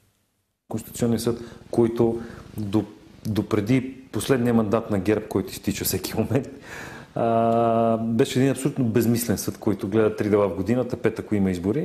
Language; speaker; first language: Bulgarian; native; Bulgarian